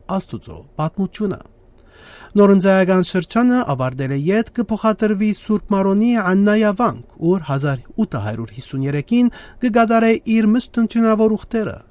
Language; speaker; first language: Armenian; native; Armenian